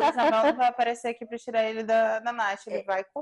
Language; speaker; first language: Portuguese; native; Portuguese